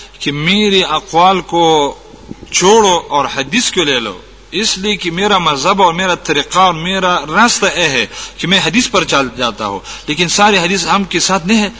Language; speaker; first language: Urdu; non-native, local second language; Pashto